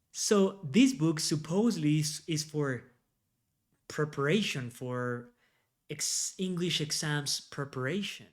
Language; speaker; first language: English; non-native, fluent; Spanish